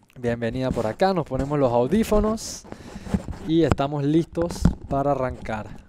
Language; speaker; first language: Spanish; native; Spanish